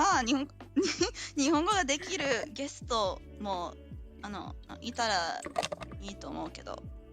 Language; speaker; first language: Japanese; non-native, learner; English